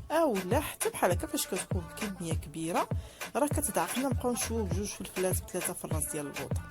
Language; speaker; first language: Arabic; native; Arabic